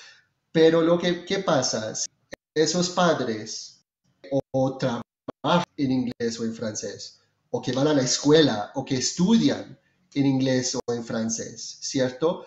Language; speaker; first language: Spanish; non-native, fluent; French